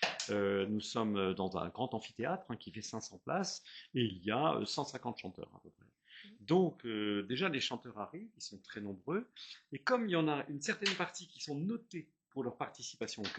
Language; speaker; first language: French; native; French